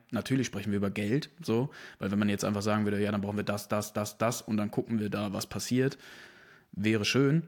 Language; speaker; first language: German; native; German